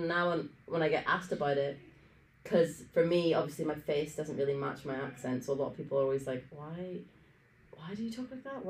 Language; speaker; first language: English; early bilingual, other home language; Arabic